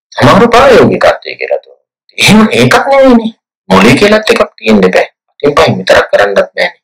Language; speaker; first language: Sinhala; native; Sinhala